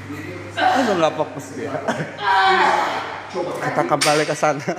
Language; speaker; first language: Indonesian; native; Indonesian